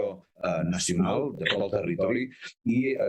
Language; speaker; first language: Catalan; native; Catalan